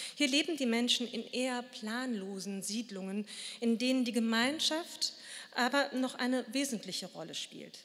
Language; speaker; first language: German; native; German